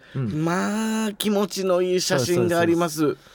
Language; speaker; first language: Japanese; native; Japanese